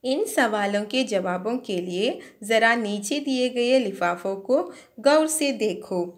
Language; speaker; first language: Hindi; non-native, local second language; Malayalam